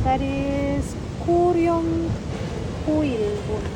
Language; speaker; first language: English; non-native, local second language; Filipino